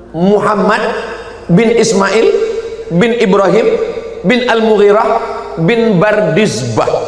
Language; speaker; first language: Indonesian; native; Indonesian